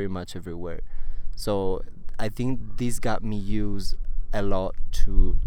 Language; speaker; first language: English; non-native, fluent; Italian